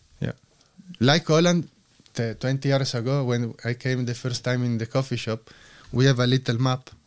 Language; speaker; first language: English; non-native, learner; Italian